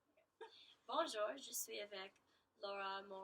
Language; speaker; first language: French; non-native, learner; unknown